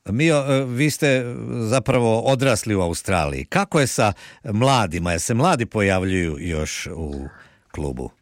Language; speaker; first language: Serbian; native; Serbian